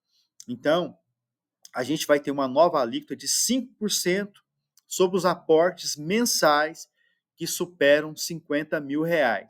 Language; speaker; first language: Portuguese; native; Portuguese